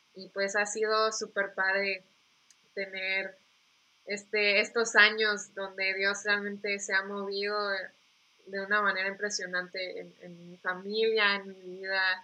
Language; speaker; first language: Spanish; native; Spanish